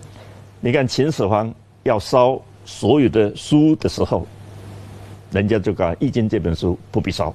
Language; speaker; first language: Chinese; native; Chinese